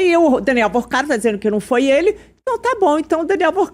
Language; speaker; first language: Portuguese; native; Portuguese